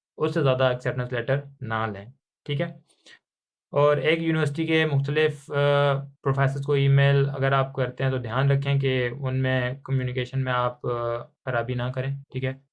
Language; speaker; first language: Urdu; non-native, local second language; Punjabi